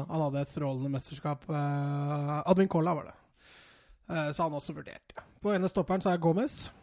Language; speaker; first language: Norwegian; native; Norwegian